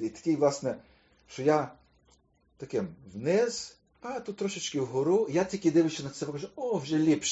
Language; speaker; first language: Ukrainian; early bilingual, heritage; Ukrainian